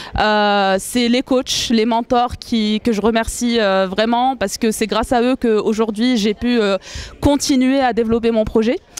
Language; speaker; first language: French; non-native, local second language; Arabic